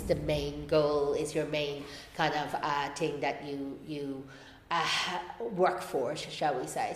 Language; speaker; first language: English; native; English